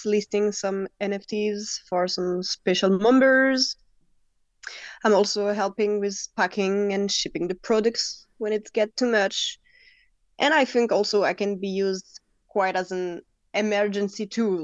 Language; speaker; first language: English; non-native, fluent; French